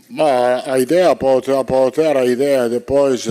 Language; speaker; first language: Portuguese; non-native, fluent; Italian